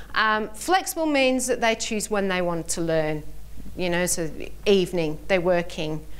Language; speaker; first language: English; native; English